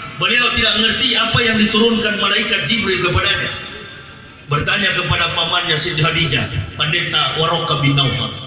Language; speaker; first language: Indonesian; native; Indonesian